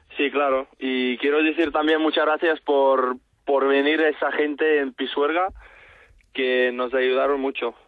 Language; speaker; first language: Spanish; non-native, learner; Russian